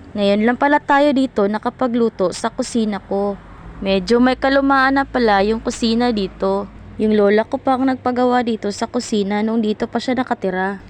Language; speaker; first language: Filipino; non-native, local second language; Cebuano